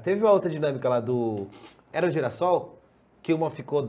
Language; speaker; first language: Portuguese; native; Portuguese